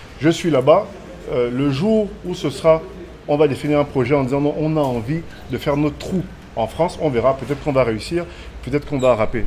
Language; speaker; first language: French; native; French